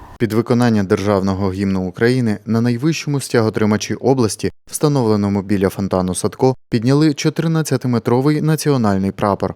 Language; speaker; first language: Ukrainian; native; Ukrainian